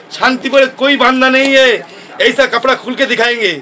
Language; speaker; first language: Hindi; non-native, local second language; Bangla